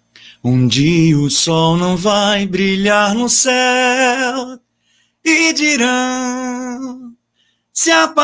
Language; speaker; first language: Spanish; non-native, learner; Portuguese